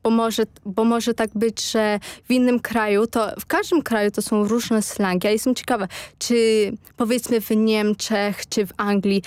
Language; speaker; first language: Polish; early bilingual, heritage; Polish